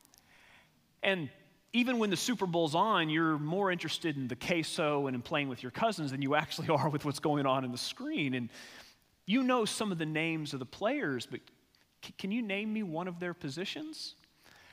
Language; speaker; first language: English; native; English